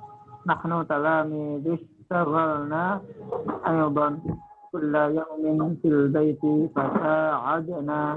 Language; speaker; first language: Arabic; non-native, learner; Indonesian